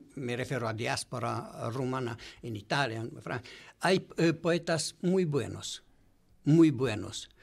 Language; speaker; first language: Spanish; non-native, fluent; Romanian